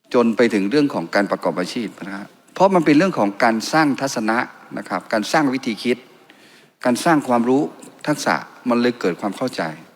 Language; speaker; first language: Thai; non-native, local second language; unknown